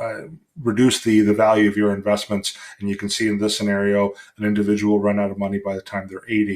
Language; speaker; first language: English; native; English